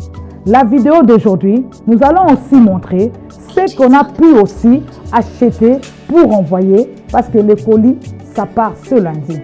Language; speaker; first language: French; non-native, local second language; Lingala